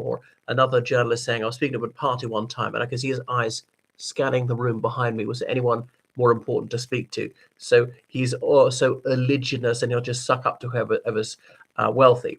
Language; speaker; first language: English; native; English